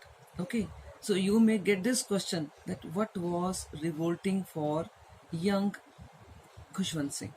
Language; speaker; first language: English; non-native, local second language; Hindi